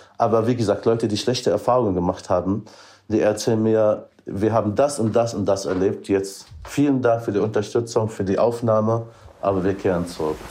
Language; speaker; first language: German; non-native, fluent; Arabic